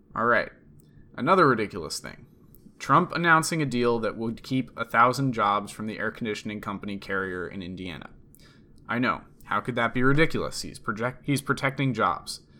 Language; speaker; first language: English; native; English